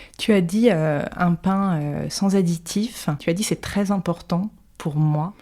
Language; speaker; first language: French; native; French